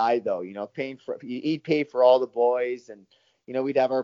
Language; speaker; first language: English; native; English